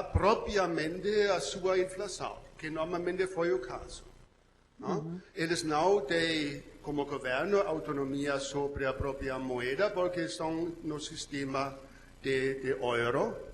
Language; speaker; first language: Portuguese; non-native, learner; German